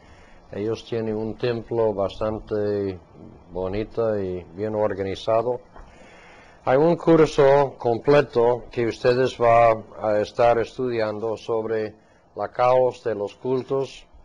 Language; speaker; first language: Spanish; non-native, fluent; English